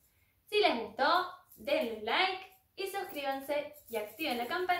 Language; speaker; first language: Spanish; native; Spanish